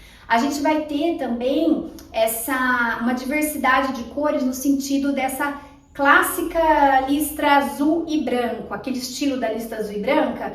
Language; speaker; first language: Portuguese; native; Portuguese